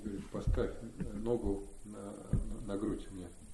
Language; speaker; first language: Russian; native; Russian